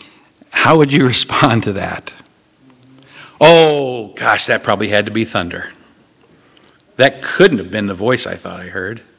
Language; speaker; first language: English; native; English